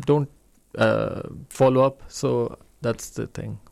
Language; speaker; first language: English; non-native, local second language; Urdu